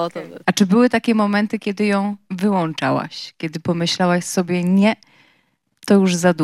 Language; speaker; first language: Polish; native; Polish